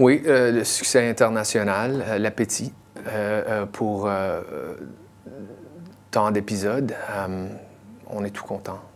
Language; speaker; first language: French; non-native, local second language; English